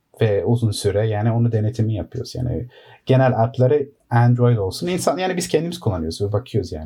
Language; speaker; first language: Turkish; early bilingual, heritage; Turkish